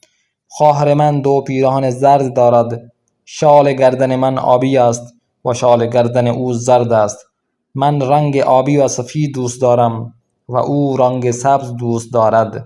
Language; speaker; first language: Persian; non-native, fluent; Urdu